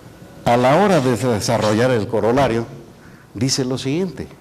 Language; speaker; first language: Spanish; native; Spanish